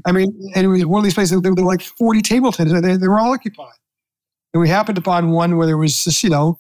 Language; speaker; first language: English; native; English